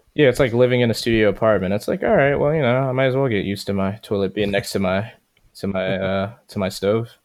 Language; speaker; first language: English; native; English